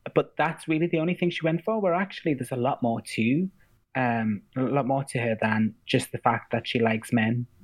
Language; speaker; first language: English; native; English